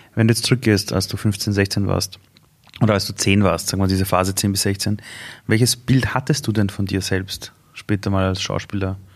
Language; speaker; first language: German; early bilingual, other home language; Persian